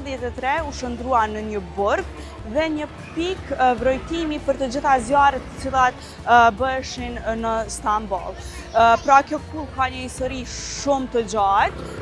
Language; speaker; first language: Albanian; native; Albanian